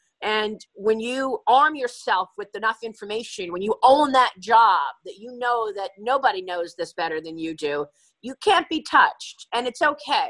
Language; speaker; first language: English; native; English